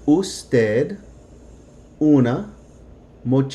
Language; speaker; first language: Spanish; non-native, fluent; English